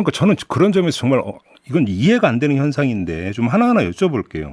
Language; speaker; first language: Korean; native; Korean